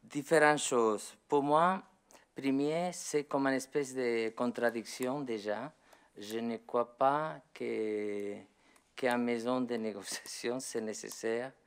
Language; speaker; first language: French; non-native, learner; Spanish